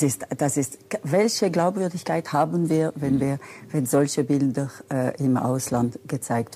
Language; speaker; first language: German; non-native, local second language; French